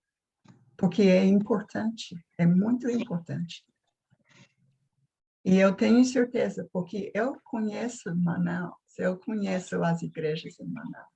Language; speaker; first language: Portuguese; non-native, fluent; English